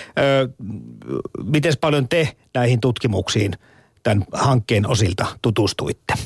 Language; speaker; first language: Finnish; native; Finnish